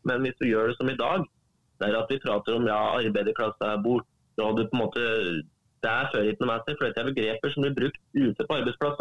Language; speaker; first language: Norwegian; native; Norwegian